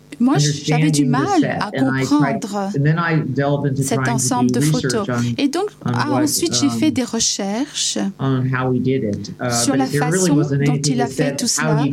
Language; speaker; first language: French; non-native, learner; English